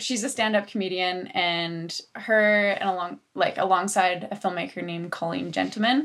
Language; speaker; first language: English; native; English